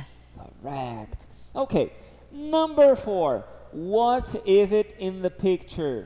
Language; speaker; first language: English; non-native, fluent; Portuguese